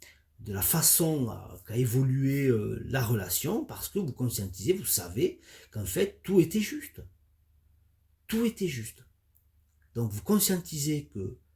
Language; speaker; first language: French; native; French